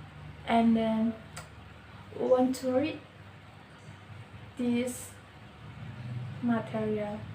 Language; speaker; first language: English; non-native, learner; Indonesian